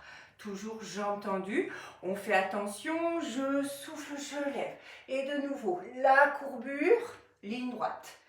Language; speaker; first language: French; native; French